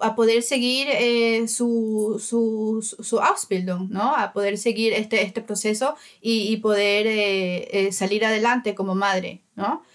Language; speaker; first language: Spanish; native; Spanish